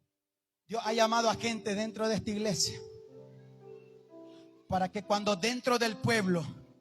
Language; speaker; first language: Spanish; native; Spanish